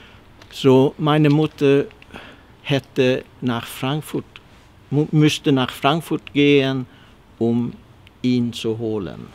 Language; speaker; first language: German; early bilingual, heritage; Swedish